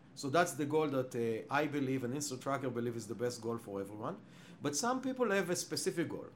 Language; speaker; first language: English; non-native, fluent; Hebrew